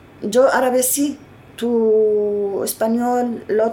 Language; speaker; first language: Spanish; non-native, learner; Arabic